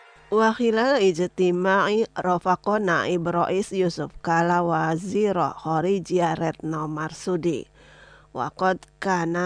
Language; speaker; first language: Arabic; non-native, fluent; Indonesian